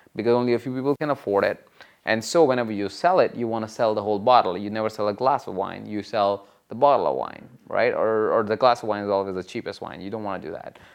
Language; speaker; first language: English; non-native, local second language; Hindi